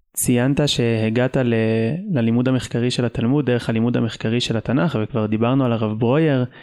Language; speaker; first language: Hebrew; native; Hebrew